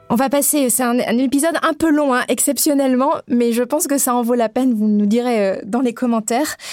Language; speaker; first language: French; native; French